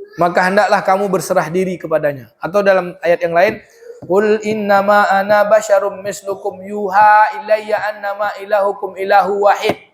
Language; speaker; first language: Malay; native; Malay